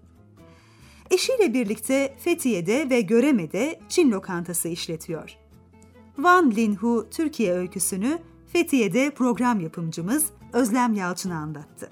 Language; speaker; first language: Turkish; native; Turkish